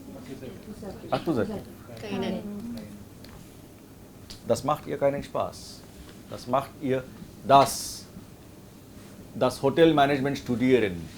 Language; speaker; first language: German; non-native, fluent; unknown